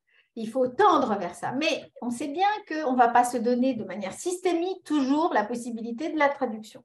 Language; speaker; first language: French; early bilingual, other home language; Spanish